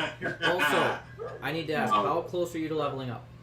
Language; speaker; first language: English; native; English